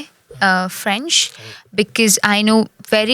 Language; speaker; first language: English; non-native, local second language; Tamil